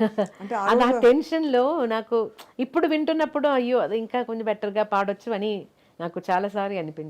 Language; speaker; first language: Telugu; non-native, local second language; Malayalam